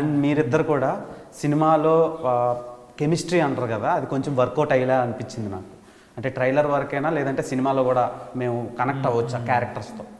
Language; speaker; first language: Telugu; native; Telugu